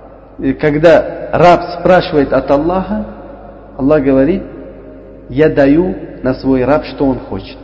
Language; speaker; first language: Russian; non-native, learner; Uzbek